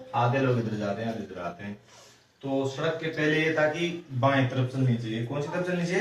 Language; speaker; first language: Hindi; native; Hindi